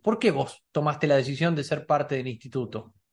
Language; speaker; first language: Spanish; native; Spanish